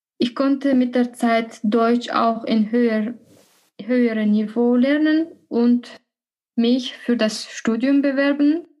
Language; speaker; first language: German; non-native, fluent; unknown